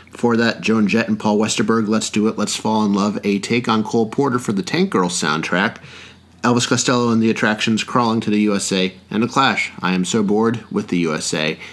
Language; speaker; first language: English; early bilingual, other home language; Spanish